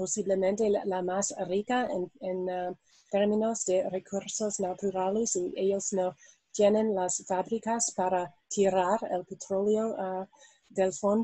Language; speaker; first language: Spanish; non-native, learner; English